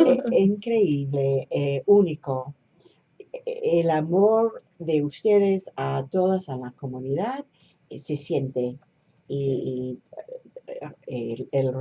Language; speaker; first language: Spanish; non-native, fluent; English